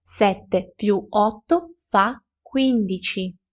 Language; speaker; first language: Italian; non-native, fluent; Ukrainian